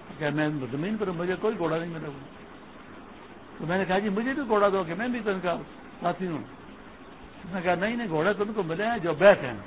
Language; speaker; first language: Urdu; non-native, local second language; Pashto